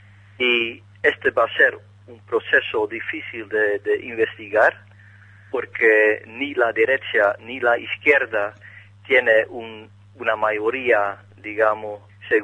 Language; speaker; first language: Spanish; non-native, fluent; Dutch